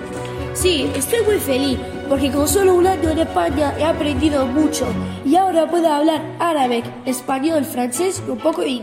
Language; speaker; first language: Spanish; non-native, learner; Arabic